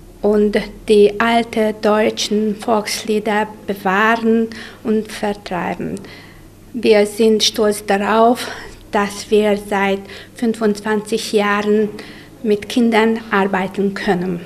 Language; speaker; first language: German; non-native, local second language; Hungarian